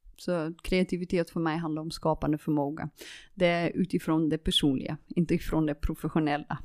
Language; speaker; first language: Swedish; non-native, fluent; Dutch